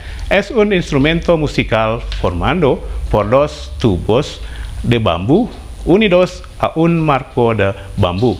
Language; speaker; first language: Spanish; non-native, fluent; Indonesian